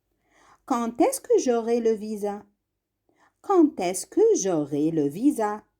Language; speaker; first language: French; non-native, fluent; Arabic